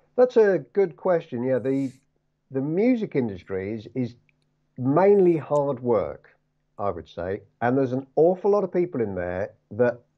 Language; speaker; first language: English; native; English